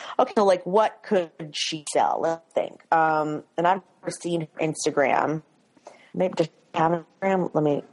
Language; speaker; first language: English; native; English